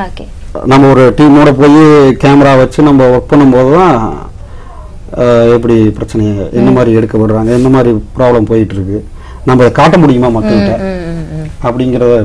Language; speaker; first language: Tamil; native; Tamil